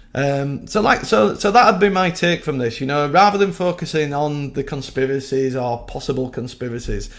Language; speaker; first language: English; native; English